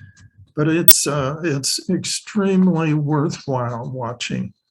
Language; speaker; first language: English; native; English